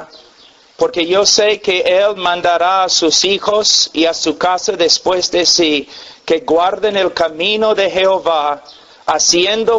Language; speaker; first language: Spanish; non-native, fluent; English